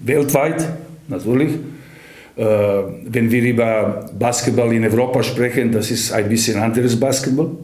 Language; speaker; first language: German; non-native, fluent; Serbian